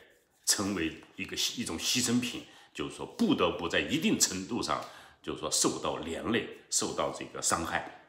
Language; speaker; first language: Chinese; native; Chinese